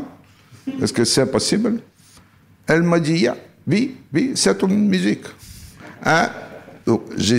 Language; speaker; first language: French; non-native, learner; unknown